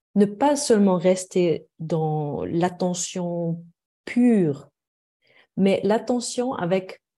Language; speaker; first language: French; non-native, fluent; German